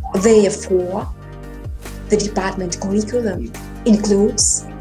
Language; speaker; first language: English; non-native, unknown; Russian